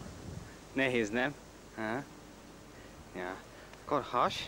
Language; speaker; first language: Hungarian; non-native, learner; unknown